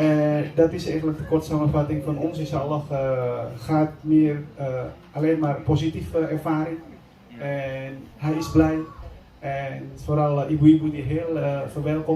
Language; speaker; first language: Dutch; non-native, fluent; Indonesian